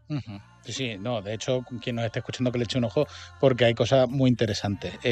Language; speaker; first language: Spanish; native; Spanish